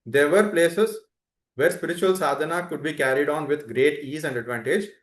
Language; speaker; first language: English; non-native, local second language; Telugu